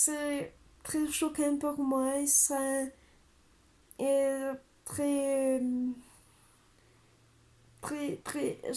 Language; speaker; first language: French; non-native, learner; Spanish